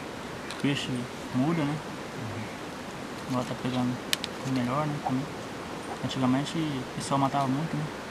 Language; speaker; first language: Portuguese; native; Portuguese